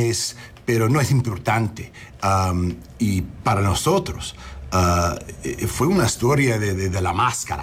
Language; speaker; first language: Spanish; early bilingual, heritage; English